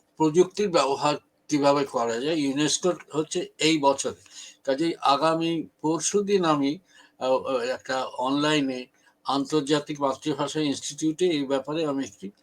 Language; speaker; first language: Bangla; native; Bangla